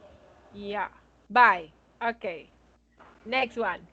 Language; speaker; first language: English; non-native, fluent; Spanish